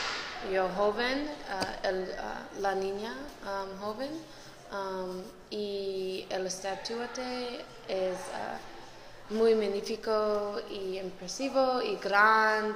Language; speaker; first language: Spanish; non-native, learner; English